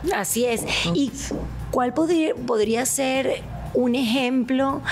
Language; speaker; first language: Spanish; native; Spanish